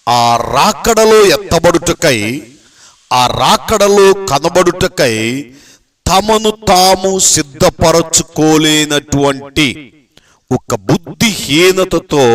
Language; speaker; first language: Telugu; native; Telugu